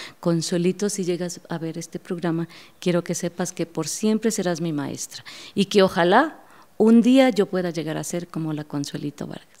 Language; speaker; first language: Spanish; native; Spanish